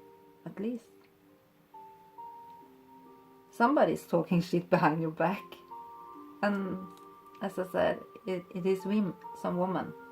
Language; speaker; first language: English; non-native, fluent; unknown